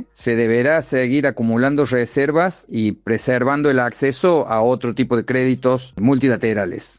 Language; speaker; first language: Spanish; native; Spanish